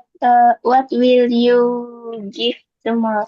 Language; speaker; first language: English; non-native, learner; Indonesian